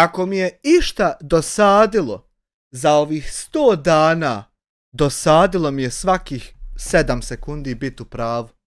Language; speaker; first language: Bosnian; native; Bosnian